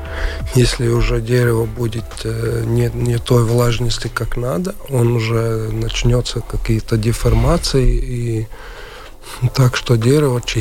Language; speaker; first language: Russian; non-native, local second language; Latvian